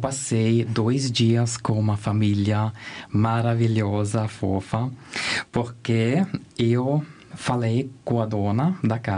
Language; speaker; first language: Portuguese; non-native, learner; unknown